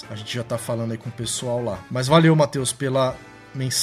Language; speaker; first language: Portuguese; native; Portuguese